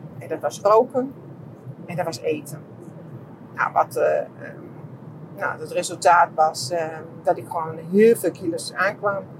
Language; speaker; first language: Dutch; non-native, fluent; Czech